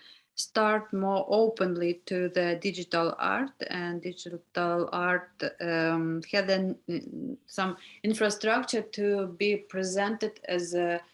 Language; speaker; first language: English; non-native, learner; Ukrainian